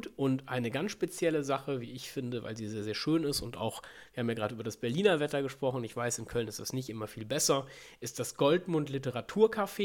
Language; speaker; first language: German; native; German